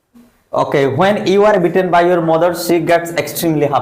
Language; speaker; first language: English; non-native, fluent; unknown